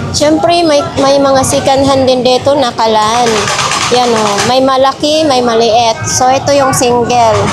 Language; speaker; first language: Filipino; non-native, local second language; Cebuano